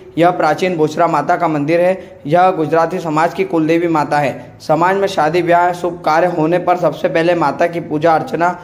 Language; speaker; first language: Hindi; native; Hindi